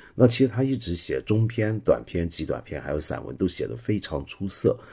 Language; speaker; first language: Chinese; non-native, local second language; Cantonese